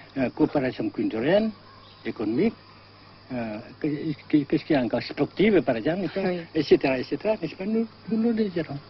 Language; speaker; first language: French; non-native, fluent; Vietnamese